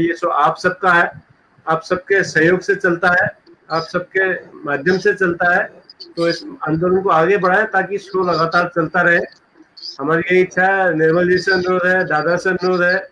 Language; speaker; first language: Hindi; native; Hindi